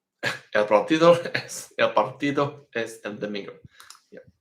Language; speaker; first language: Spanish; non-native, learner; English